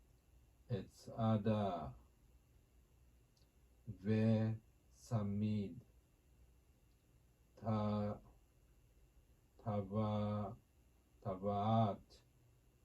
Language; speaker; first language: Hebrew; non-native, learner; Japanese